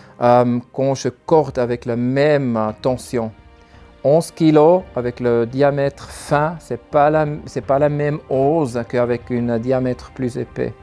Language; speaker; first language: French; non-native, learner; German